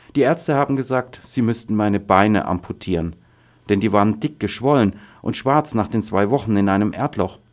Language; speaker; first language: German; non-native, fluent; Arabic